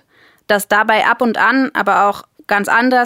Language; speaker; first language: German; native; German